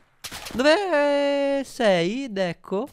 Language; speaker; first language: Italian; native; Italian